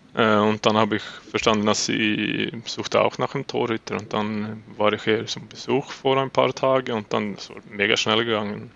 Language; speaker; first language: German; non-native, learner; Swedish